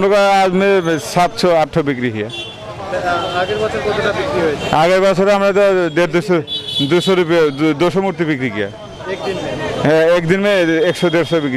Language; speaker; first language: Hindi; non-native, local second language; Bangla